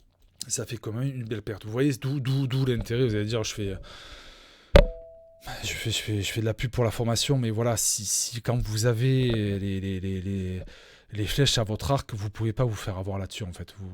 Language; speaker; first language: French; native; French